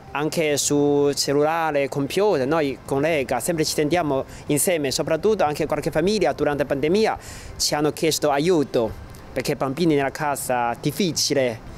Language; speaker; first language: Italian; non-native, learner; Chinese